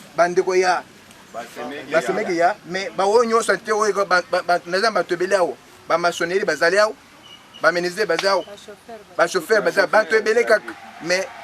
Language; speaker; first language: Lingala; non-native, local second language; Luba-Lulua